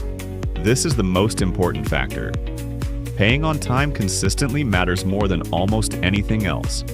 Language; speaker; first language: English; native; English